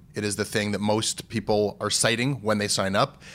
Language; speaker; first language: English; native; English